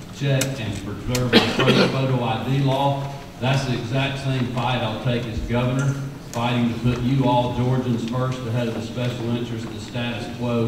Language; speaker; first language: English; native; English